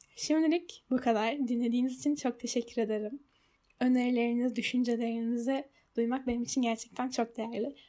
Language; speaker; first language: Turkish; early bilingual, heritage; Turkish